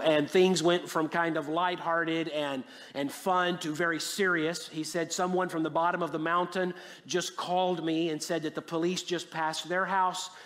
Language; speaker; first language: English; native; English